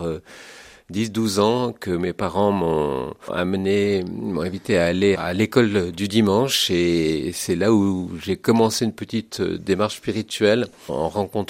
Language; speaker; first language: French; native; French